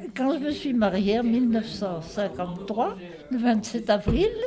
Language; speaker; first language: French; native; French